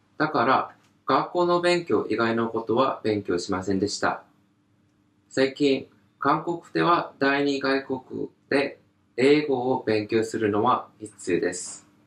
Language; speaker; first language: Japanese; non-native, learner; Korean